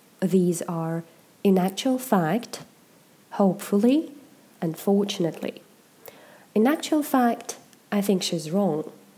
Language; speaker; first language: English; non-native, fluent; Russian